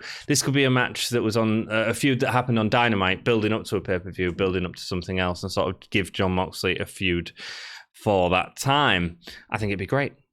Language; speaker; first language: English; native; English